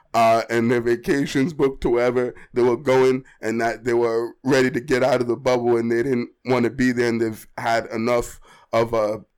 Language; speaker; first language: English; native; English